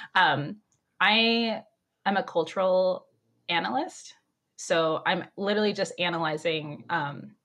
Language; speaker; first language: English; native; English